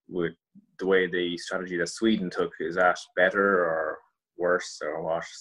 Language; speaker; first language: English; native; English